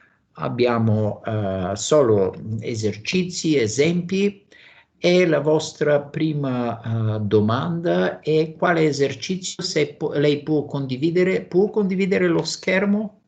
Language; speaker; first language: Italian; non-native, fluent; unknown